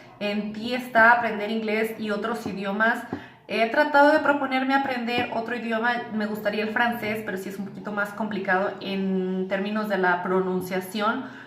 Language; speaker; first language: Spanish; native; Spanish